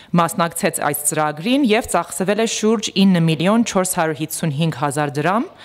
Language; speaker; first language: Armenian; early bilingual, heritage; Armenian